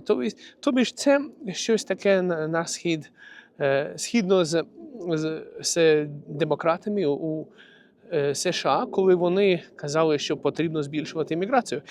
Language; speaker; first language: Ukrainian; non-native, local second language; Russian